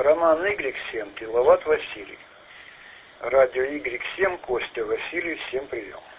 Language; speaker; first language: Russian; native; Russian